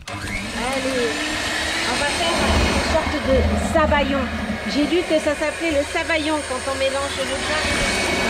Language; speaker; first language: French; native; French